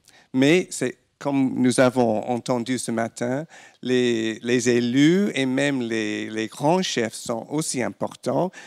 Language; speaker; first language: French; non-native, fluent; English